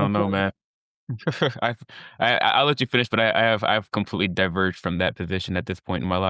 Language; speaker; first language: English; native; English